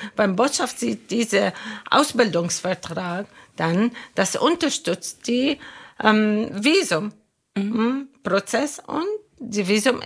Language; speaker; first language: German; non-native, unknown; Arabic